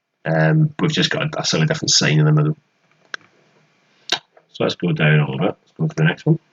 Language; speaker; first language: English; native; English